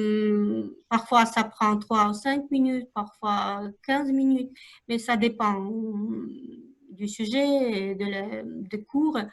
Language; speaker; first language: French; non-native, fluent; Russian